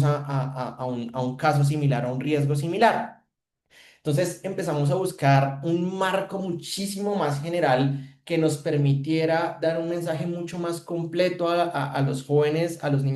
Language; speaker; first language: Spanish; native; Spanish